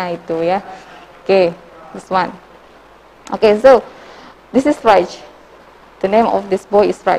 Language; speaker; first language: English; non-native, learner; Indonesian